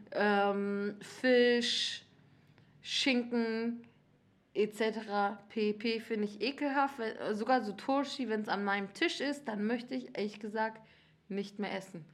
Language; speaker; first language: German; early bilingual, other home language; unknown